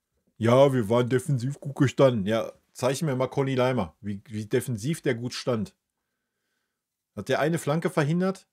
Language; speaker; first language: German; native; German